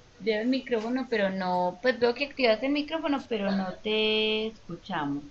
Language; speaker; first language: Spanish; native; Spanish